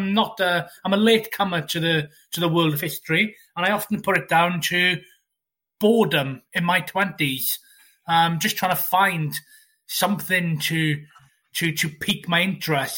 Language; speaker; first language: English; native; English